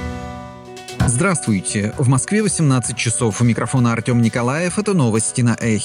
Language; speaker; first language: Russian; native; Russian